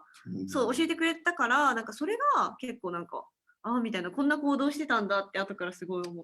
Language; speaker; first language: Japanese; native; Japanese